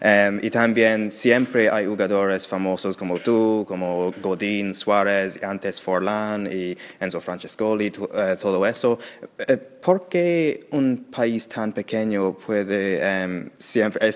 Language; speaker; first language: Spanish; non-native, learner; English